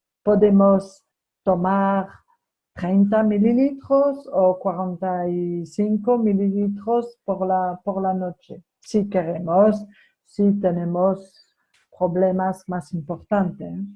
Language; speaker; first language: Spanish; non-native, fluent; French